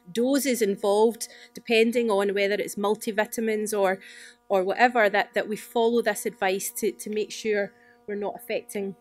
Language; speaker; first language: English; native; English